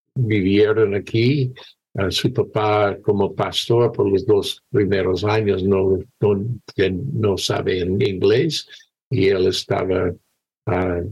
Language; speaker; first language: Spanish; non-native, fluent; English